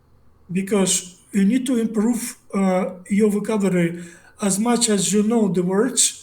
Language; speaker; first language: English; non-native, learner; Russian